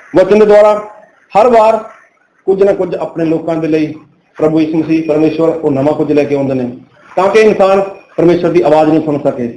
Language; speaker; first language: Hindi; non-native, local second language; Punjabi